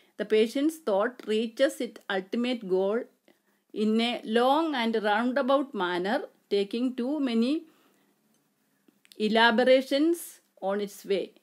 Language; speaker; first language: English; non-native, local second language; Malayalam